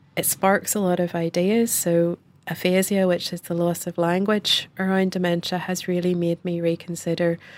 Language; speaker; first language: English; native; English